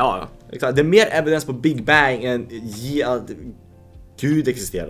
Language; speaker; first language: Swedish; native; Swedish